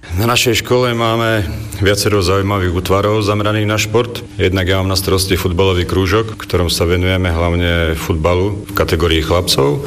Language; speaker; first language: Slovak; native; Slovak